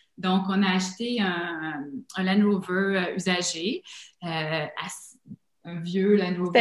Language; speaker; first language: French; native; French